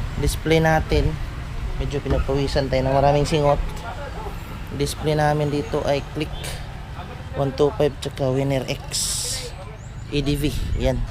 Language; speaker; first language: Filipino; non-native, local second language; Cebuano